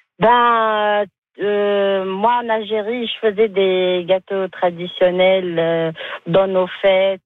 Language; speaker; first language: French; non-native, local second language; Arabic